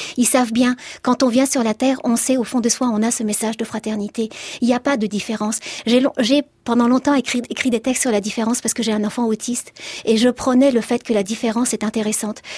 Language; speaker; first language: French; early bilingual, other home language; Arabic